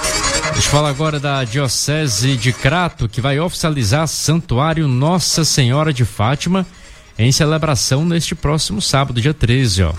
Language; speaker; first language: Portuguese; native; Portuguese